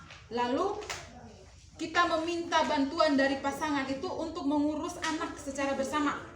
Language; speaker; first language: Indonesian; native; Indonesian